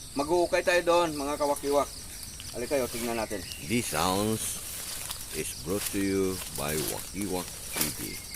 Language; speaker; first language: Filipino; non-native, local second language; Hiligaynon